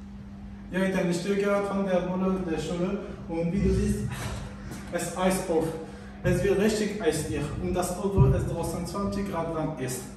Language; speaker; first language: German; non-native, learner; French